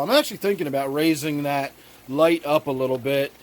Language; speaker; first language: English; native; English